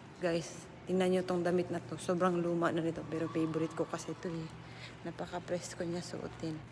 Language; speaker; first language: Filipino; native; Filipino